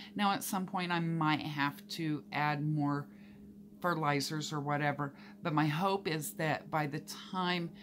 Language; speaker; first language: English; native; English